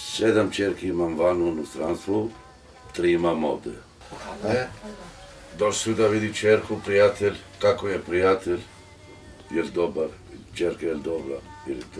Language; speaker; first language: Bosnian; non-native, local second language; Romany